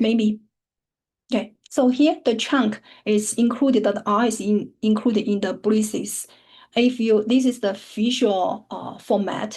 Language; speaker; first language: English; non-native, fluent; Chinese